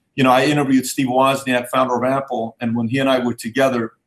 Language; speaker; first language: English; early bilingual, other home language; Persian